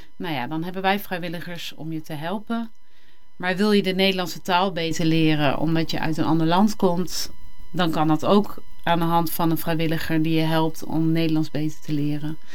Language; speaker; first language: Dutch; native; Dutch